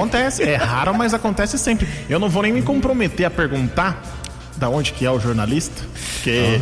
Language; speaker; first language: Portuguese; native; Portuguese